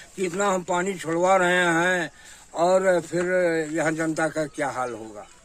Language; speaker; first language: Hindi; native; Hindi